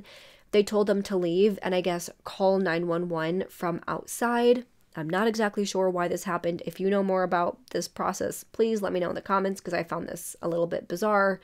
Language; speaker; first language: English; native; English